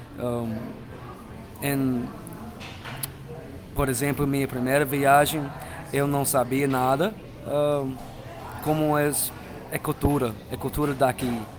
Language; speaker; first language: Portuguese; non-native, learner; English